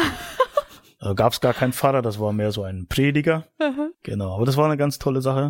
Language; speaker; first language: German; native; German